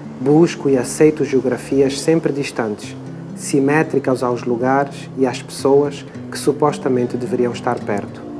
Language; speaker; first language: Portuguese; native; Portuguese